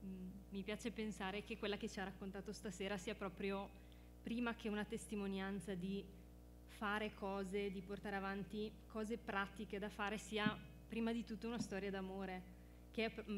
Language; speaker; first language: Italian; native; Italian